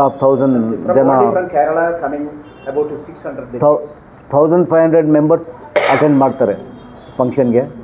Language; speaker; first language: Kannada; non-native, local second language; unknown